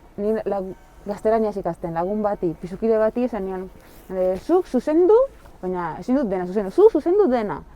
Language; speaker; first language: Basque; non-native, fluent; Italian